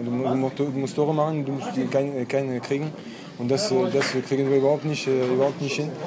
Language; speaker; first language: German; non-native, fluent; French